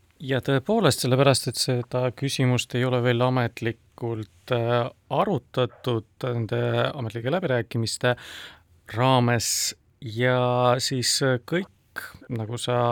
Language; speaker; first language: Estonian; non-native, local second language; Russian